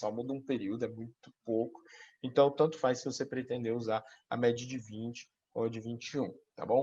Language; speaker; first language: Portuguese; native; Portuguese